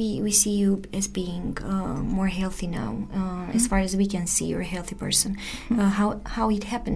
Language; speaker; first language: English; non-native, fluent; Romanian